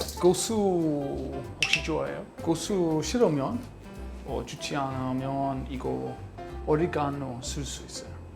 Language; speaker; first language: Korean; non-native, learner; English